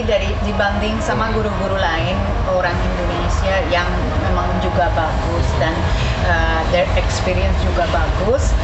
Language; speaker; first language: Indonesian; non-native, fluent; Spanish